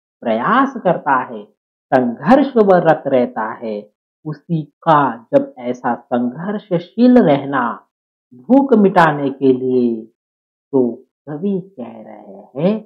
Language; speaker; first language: Hindi; non-native, local second language; Marathi